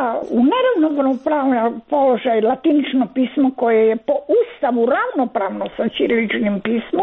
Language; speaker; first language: Croatian; native; Croatian